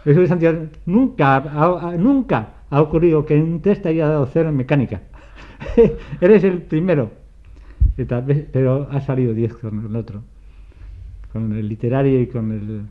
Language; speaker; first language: Spanish; non-native, local second language; Basque